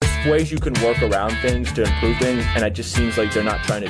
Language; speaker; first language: English; native; English